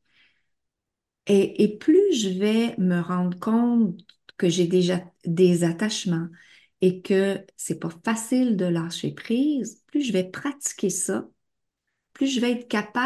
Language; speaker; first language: French; native; French